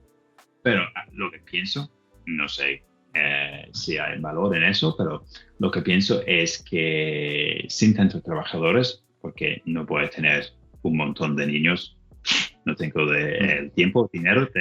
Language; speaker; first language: Spanish; non-native, learner; English